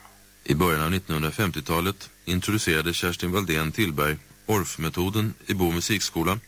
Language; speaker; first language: Swedish; native; Swedish